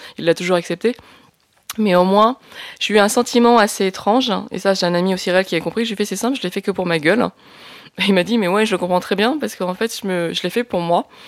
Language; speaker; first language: French; early bilingual, other home language; Lao